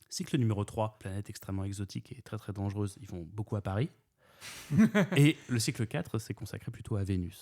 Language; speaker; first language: French; native; French